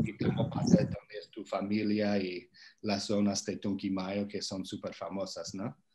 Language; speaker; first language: Spanish; non-native, fluent; English